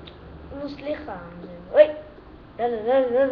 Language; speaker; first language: Hebrew; early bilingual, other home language; Russian